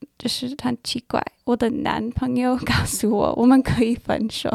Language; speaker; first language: Chinese; non-native, learner; English